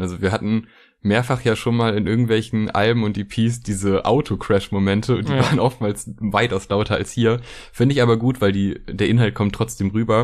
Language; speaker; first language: German; native; German